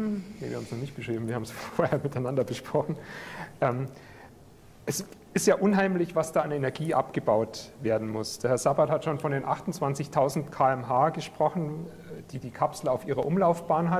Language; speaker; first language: German; native; German